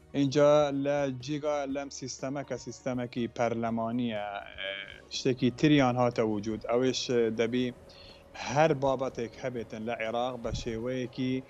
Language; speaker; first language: Central Kurdish; non-native, local second language; Kurdish